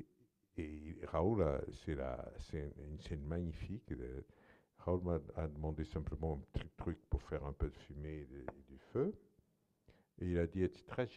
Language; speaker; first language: French; non-native, fluent; Portuguese